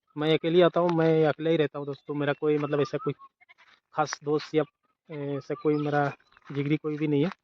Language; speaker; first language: Hindi; non-native, local second language; Assamese